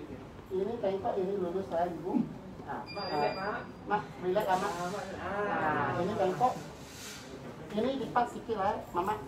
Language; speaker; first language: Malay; non-native, local second language; Cantonese